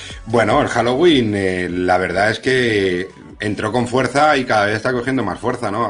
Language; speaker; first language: Spanish; native; Spanish